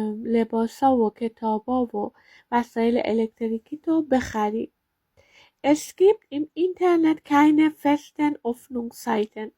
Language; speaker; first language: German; non-native, learner; Persian